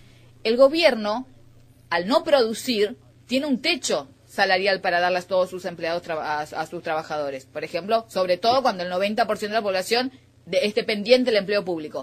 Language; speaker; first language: Spanish; native; Spanish